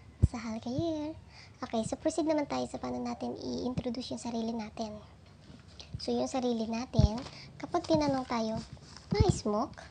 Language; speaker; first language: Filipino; native; Filipino